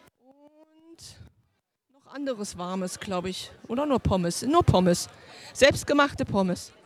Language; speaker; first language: German; native; German